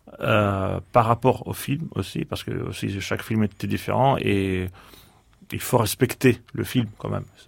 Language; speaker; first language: French; non-native, fluent; Greek